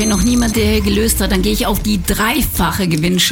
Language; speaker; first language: German; native; German